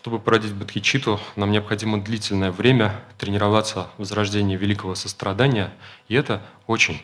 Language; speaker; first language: Russian; native; Russian